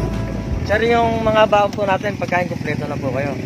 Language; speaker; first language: Filipino; native; Filipino